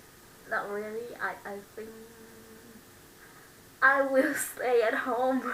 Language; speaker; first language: English; non-native, learner; Vietnamese